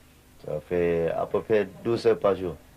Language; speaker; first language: French; non-native, learner; Thai